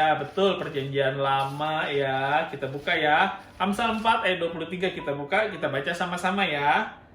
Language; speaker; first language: Indonesian; native; Indonesian